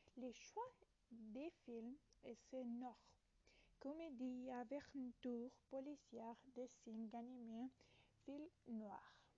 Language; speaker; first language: French; non-native, learner; Italian